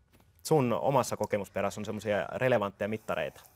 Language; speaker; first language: Finnish; native; Finnish